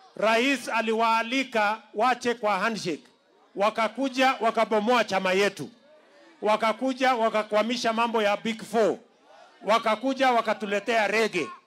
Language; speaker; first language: Swahili; non-native, local second language; Kalenjin